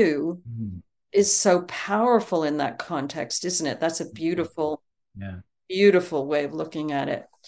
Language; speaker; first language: English; native; English